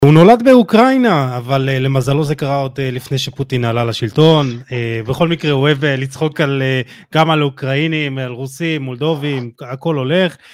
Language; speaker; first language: Hebrew; native; Hebrew